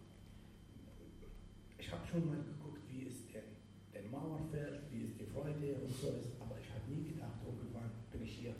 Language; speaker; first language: German; non-native, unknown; Arabic